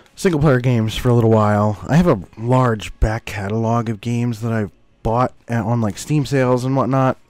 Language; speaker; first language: English; native; English